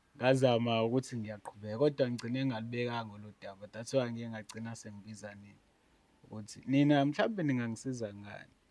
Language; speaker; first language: Zulu; native; Zulu